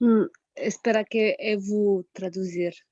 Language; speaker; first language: Portuguese; non-native, fluent; French